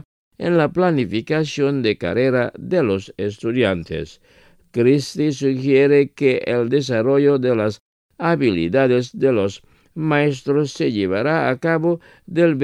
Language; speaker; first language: Spanish; non-native, fluent; Indonesian